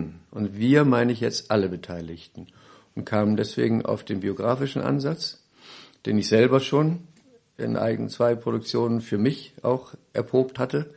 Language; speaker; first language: German; native; German